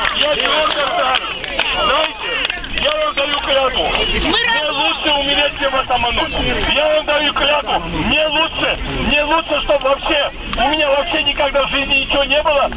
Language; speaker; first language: Russian; non-native, local second language; Georgian